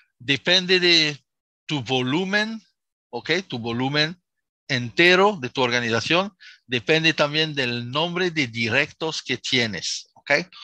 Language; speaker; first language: Spanish; non-native, fluent; Arabic